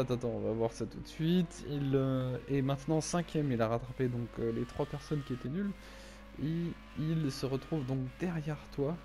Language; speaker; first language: French; native; French